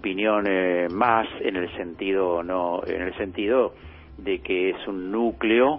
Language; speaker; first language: Spanish; native; Spanish